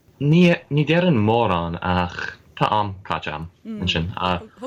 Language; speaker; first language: Irish; non-native, fluent; English